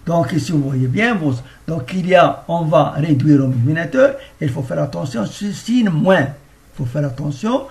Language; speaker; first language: French; non-native, local second language; Arabic